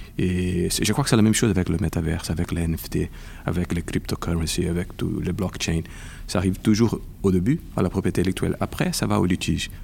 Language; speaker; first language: French; non-native, fluent; Portuguese